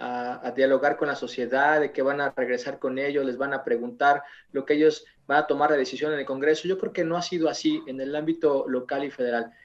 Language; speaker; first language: Spanish; native; Spanish